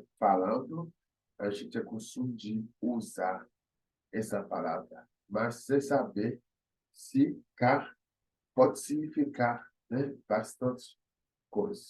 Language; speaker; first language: Portuguese; non-native, fluent; Haitian Creole